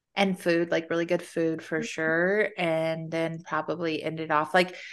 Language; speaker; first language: English; native; English